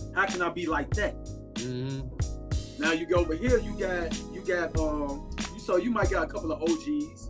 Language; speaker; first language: English; native; English